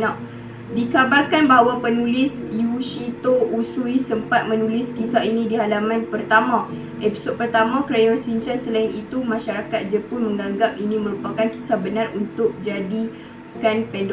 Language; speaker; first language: Malay; native; Malay